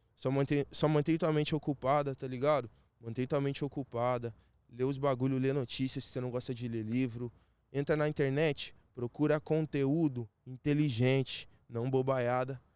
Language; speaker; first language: Portuguese; early bilingual, other home language; Spanish